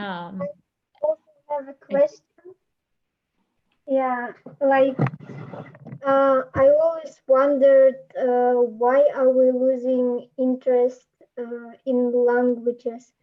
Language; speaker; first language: English; non-native, learner; Russian